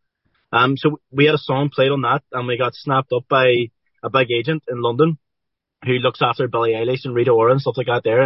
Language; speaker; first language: English; native; English